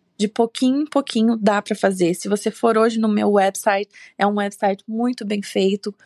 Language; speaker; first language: Portuguese; native; Portuguese